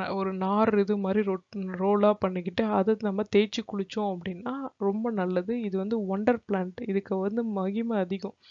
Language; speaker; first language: Tamil; native; Tamil